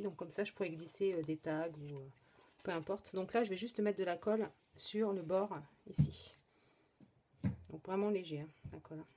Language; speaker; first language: French; native; French